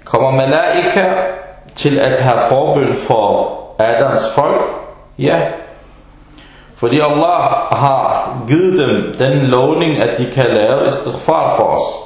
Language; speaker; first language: Danish; early bilingual, other home language; Arabic